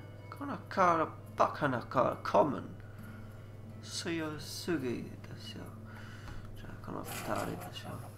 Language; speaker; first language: Japanese; non-native, learner; English